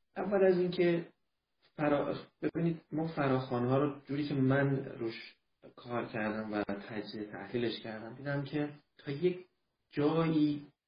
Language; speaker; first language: Persian; early bilingual, heritage; Persian